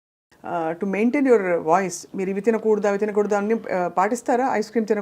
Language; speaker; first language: Telugu; native; Telugu